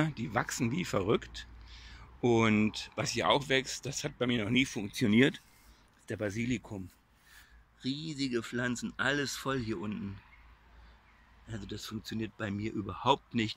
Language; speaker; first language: German; native; German